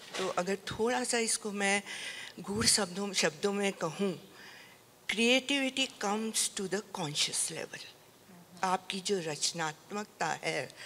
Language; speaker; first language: Hindi; native; Hindi